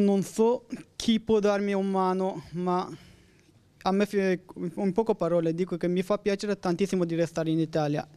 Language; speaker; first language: Italian; non-native, learner; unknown